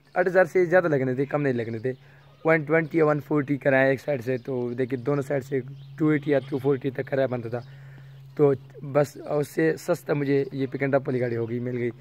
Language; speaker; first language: Urdu; non-native, local second language; Pashto